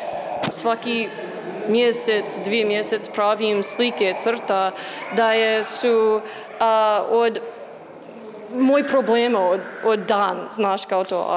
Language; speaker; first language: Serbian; non-native, learner; English